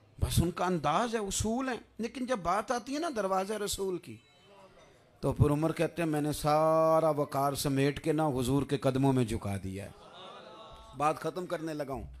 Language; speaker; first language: Urdu; non-native, local second language; Punjabi